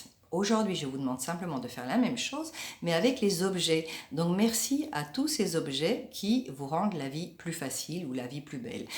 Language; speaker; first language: French; native; French